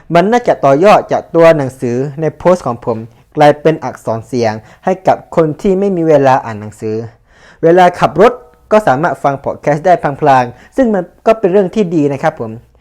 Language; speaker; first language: Thai; native; Thai